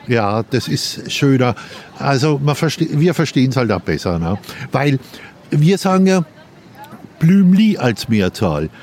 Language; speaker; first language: German; native; German